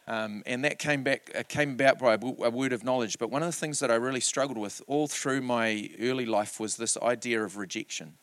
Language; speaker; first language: English; native; English